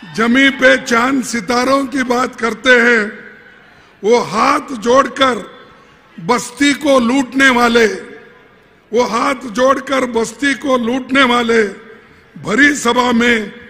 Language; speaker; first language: Hindi; non-native, local second language; Kannada